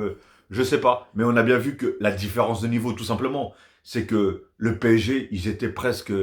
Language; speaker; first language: French; native; French